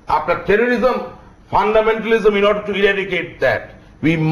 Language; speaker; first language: English; non-native, local second language; Bangla